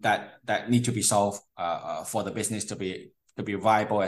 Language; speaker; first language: English; non-native, local second language; Cantonese